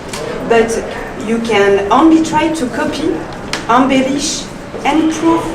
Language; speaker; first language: English; non-native, learner; French